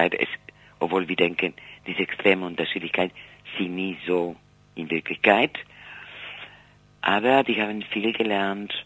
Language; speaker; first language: German; non-native, fluent; Spanish